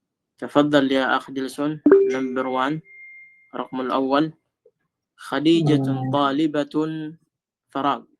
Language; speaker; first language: Arabic; non-native, fluent; Filipino